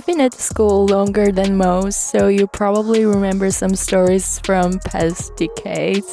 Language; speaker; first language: English; non-native, fluent; Korean